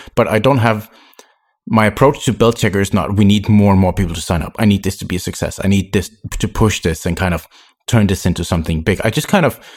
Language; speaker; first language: English; non-native, fluent; Danish